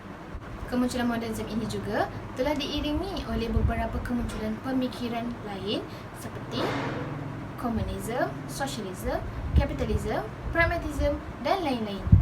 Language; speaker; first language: Malay; native; Malay